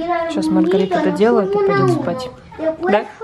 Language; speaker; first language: Russian; native; Russian